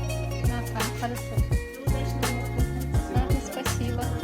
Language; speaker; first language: Russian; non-native, local second language; Kazakh